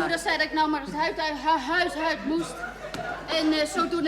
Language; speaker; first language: Dutch; native; Dutch